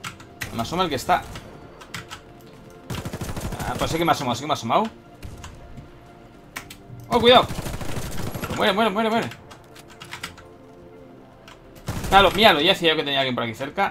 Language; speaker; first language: Spanish; native; Spanish